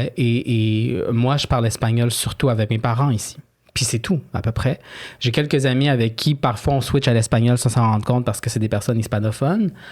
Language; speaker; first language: French; early bilingual, other home language; Spanish